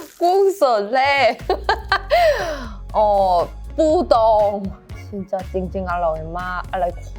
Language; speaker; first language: Thai; non-native, learner; Korean